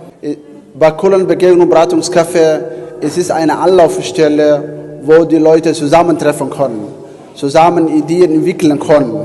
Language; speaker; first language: German; non-native, fluent; Somali